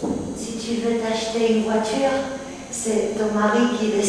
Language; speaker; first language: French; non-native, fluent; Spanish